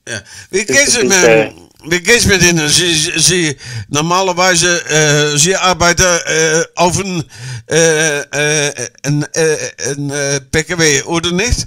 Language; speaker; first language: German; non-native, learner; Dutch